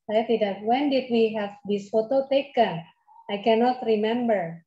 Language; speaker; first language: English; non-native, fluent; Indonesian